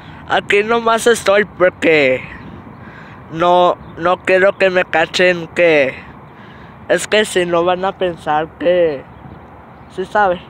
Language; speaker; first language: Spanish; early bilingual, heritage; English